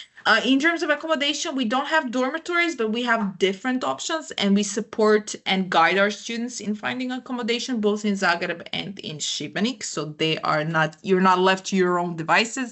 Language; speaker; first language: English; non-native, fluent; Croatian